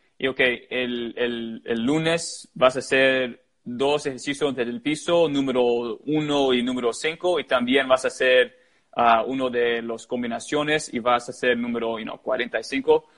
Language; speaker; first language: Spanish; early bilingual, heritage; English